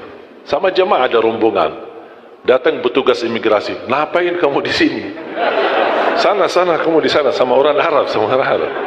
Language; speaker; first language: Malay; non-native, fluent; Arabic